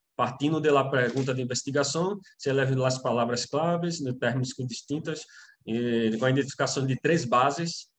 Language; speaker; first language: Spanish; non-native, learner; Portuguese